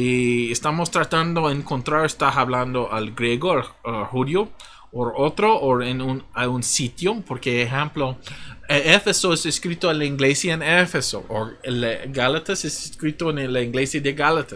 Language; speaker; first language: Spanish; non-native, fluent; English